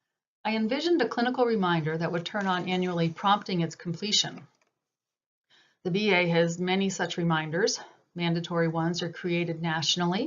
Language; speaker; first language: English; native; English